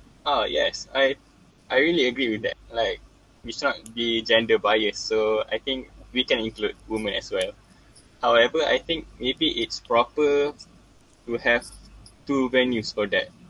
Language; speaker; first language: English; non-native, local second language; Malay